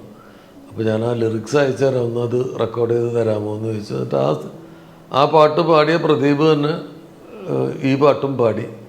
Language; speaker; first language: Malayalam; native; Malayalam